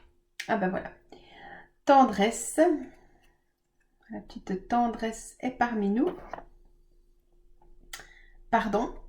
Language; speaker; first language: French; native; French